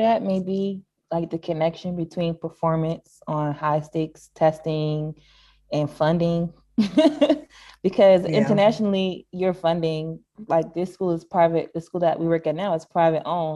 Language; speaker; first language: English; native; English